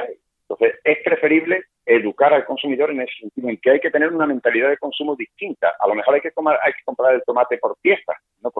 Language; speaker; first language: Spanish; native; Spanish